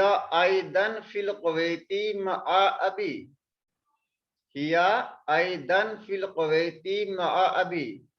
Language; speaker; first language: Arabic; non-native, fluent; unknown